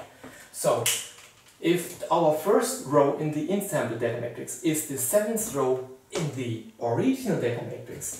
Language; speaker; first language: English; non-native, fluent; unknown